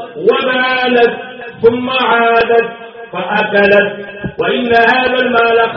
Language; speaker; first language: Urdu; non-native, local second language; Punjabi